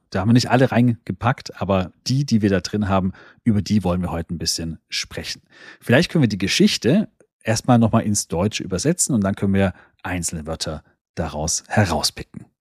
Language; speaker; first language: German; native; German